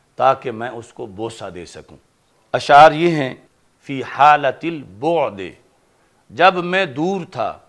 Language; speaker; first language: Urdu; non-native, local second language; Punjabi